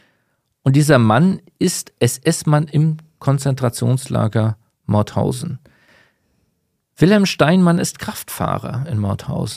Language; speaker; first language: German; native; German